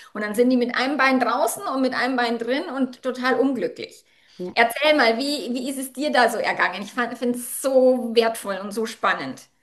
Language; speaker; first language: German; native; German